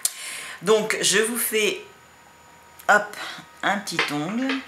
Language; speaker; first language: French; native; French